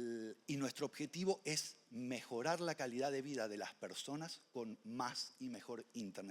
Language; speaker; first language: Spanish; native; Spanish